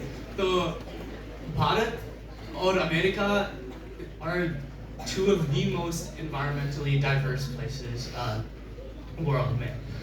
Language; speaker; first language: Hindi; early bilingual, heritage; English